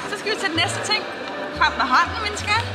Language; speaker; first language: Danish; native; Danish